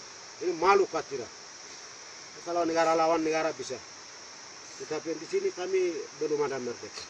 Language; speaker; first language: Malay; non-native, local second language; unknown